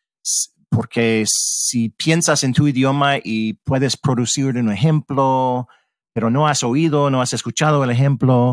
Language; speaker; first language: Spanish; early bilingual, heritage; English